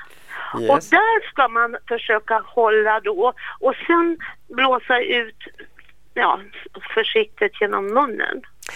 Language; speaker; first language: Swedish; native; Swedish